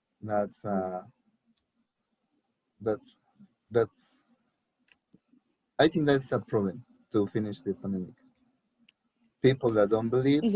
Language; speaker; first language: English; non-native, learner; Spanish